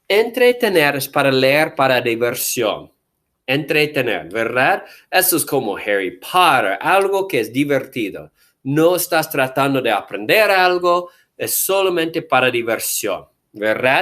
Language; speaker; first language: Spanish; non-native, fluent; English